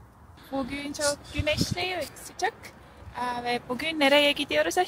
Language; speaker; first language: Turkish; non-native, learner; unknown